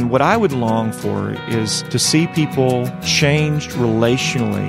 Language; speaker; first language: English; native; English